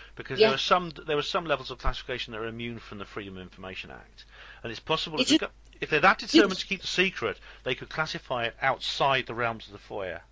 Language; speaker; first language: English; native; English